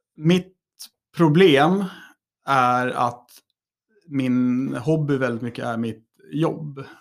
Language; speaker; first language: Swedish; native; Swedish